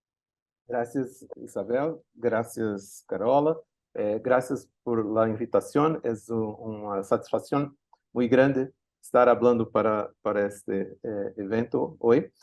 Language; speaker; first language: Spanish; non-native, learner; Portuguese